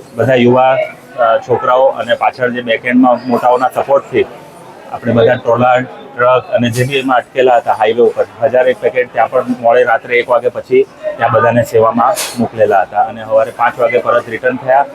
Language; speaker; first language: Gujarati; non-native, local second language; Sindhi